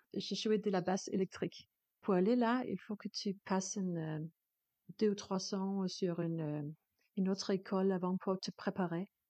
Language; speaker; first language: French; non-native, learner; Danish